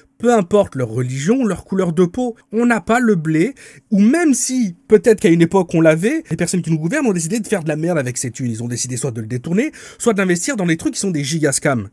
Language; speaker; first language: French; native; French